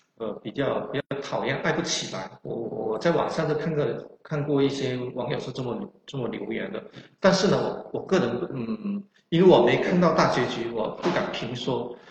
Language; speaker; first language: Chinese; non-native, local second language; Min Nan Chinese